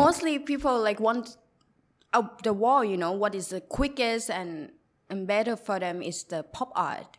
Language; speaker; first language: English; non-native, learner; Thai